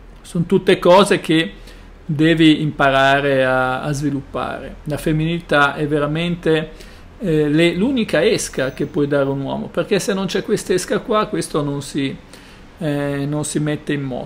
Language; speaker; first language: Italian; native; Italian